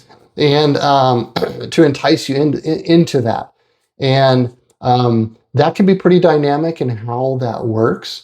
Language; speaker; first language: English; native; English